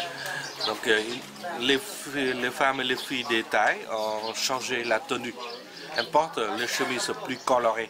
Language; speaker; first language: French; non-native, fluent; Vietnamese